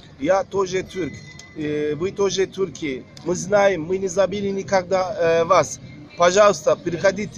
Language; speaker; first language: Russian; non-native, learner; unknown